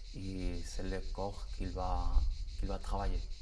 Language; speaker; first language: French; non-native, learner; Spanish